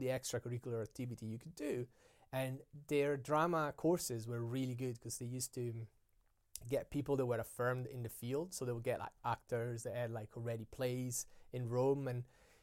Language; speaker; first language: English; non-native, fluent; Italian